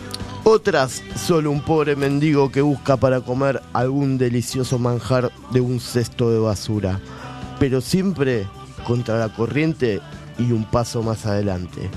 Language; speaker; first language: Spanish; native; Spanish